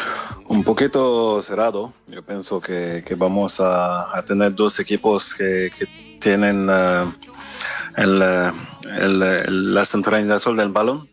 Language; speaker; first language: Spanish; non-native, fluent; French